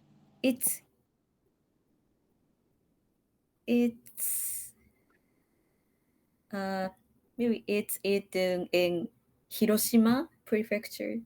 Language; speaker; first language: English; non-native, learner; Japanese